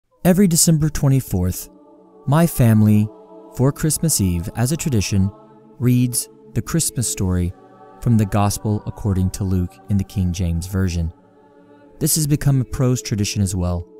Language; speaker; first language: English; native; English